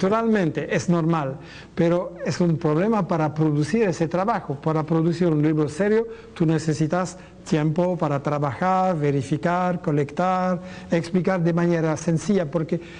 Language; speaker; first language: Spanish; non-native, fluent; French